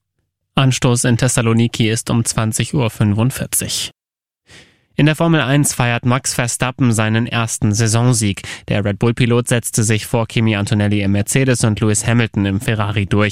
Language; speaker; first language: German; native; German